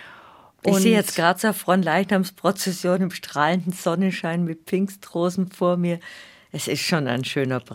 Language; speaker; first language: German; native; German